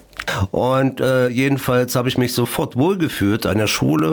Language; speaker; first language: German; native; German